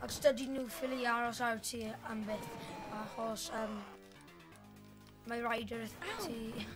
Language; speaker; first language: Welsh; non-native, local second language; English